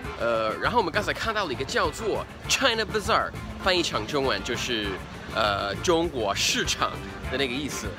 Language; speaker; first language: Chinese; non-native, fluent; English